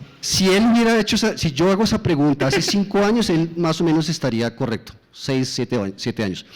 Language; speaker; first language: Spanish; native; Spanish